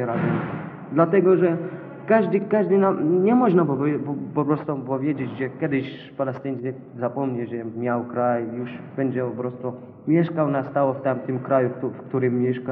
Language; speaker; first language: Polish; non-native, learner; Arabic